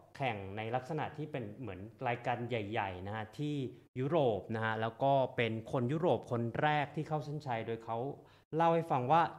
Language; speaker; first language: Thai; native; Thai